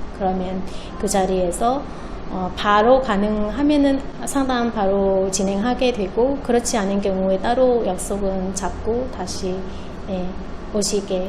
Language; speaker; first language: Korean; non-native, fluent; Vietnamese